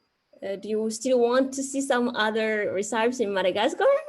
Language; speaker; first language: English; non-native, fluent; Malagasy